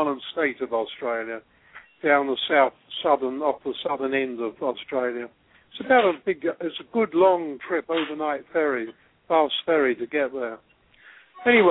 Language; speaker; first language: English; native; English